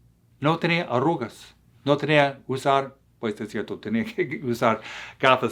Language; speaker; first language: Spanish; non-native, fluent; English